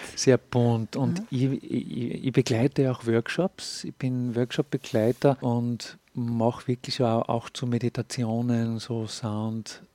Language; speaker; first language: German; native; German